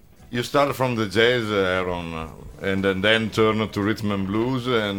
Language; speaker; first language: English; non-native, learner; Italian